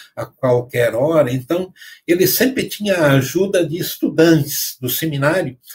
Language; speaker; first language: Portuguese; native; Portuguese